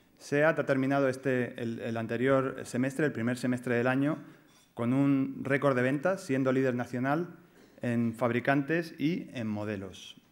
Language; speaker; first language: Spanish; native; Spanish